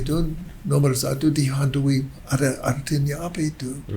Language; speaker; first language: Indonesian; non-native, learner; English